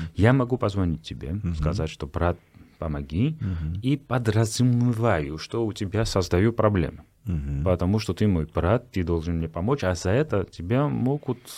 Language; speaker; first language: Russian; non-native, fluent; Georgian